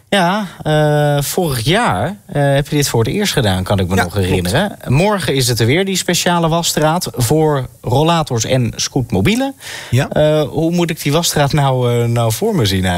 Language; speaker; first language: Dutch; native; Dutch